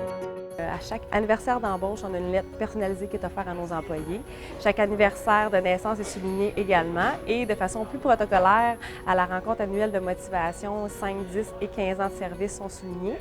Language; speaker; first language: French; native; French